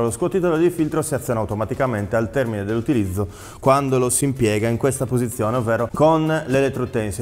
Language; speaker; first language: Italian; native; Italian